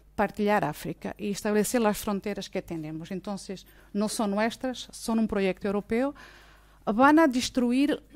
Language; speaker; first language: Spanish; non-native, fluent; Portuguese